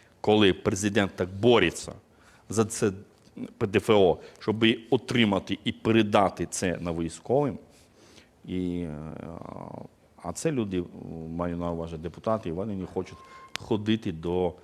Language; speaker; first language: Ukrainian; non-native, fluent; Georgian